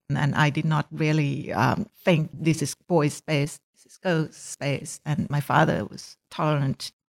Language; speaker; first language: English; non-native, fluent; Thai